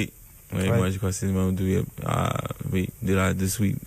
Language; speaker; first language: French; non-native, learner; English